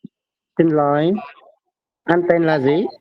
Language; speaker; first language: Vietnamese; non-native, learner; Khmer